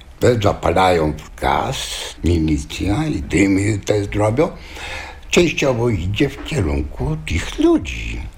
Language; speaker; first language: Polish; native; Polish